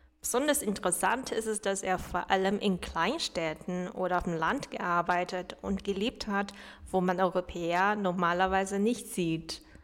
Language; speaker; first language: German; non-native, fluent; Chinese